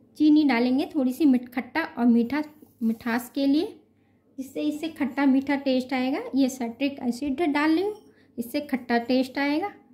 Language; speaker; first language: Hindi; native; Hindi